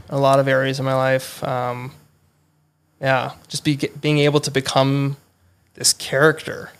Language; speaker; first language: English; native; English